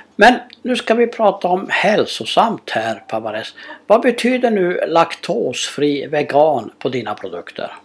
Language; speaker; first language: Swedish; native; Swedish